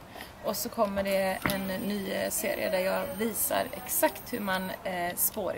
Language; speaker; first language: Swedish; native; Swedish